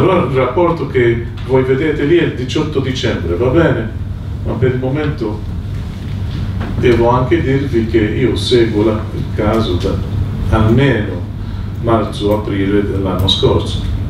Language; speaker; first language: Italian; non-native, fluent; Maltese